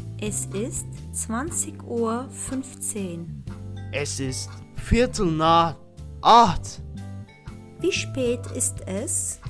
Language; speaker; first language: German; non-native, fluent; Turkish